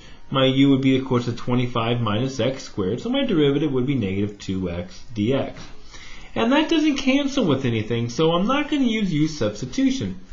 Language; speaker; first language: English; native; English